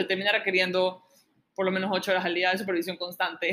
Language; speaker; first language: Spanish; native; Spanish